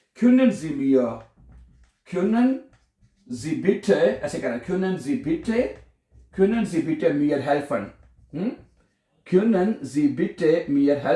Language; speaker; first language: German; non-native, learner; Urdu